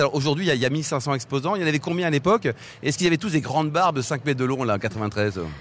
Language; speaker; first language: French; native; French